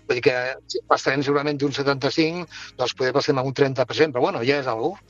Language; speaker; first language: Catalan; native; Catalan